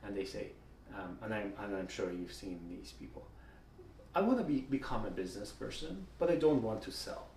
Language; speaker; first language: English; non-native, fluent; Persian